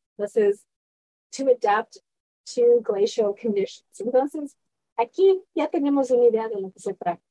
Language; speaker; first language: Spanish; early bilingual, heritage; Spanish